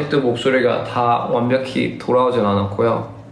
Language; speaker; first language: Korean; early bilingual, heritage; Korean